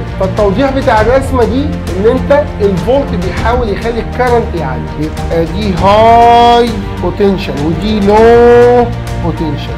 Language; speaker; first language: Arabic; native; Arabic